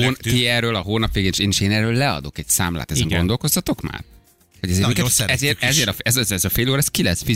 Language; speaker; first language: Hungarian; native; Hungarian